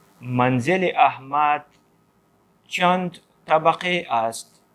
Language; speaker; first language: Persian; non-native, fluent; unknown